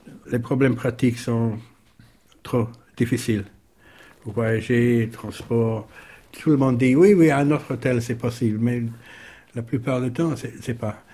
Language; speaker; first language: French; non-native, learner; English